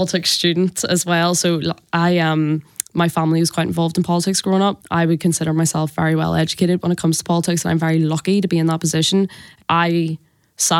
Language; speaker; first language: English; native; English